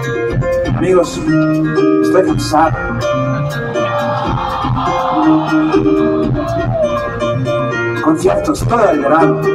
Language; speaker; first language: Spanish; non-native, fluent; French